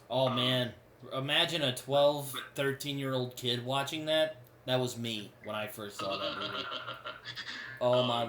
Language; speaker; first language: English; native; English